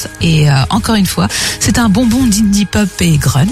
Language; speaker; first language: French; native; French